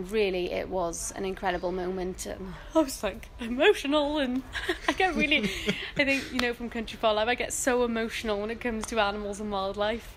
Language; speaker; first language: English; native; English